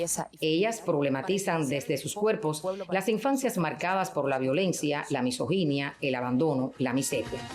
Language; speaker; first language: Spanish; native; Spanish